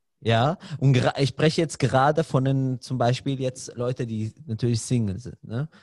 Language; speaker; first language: German; non-native, fluent; Arabic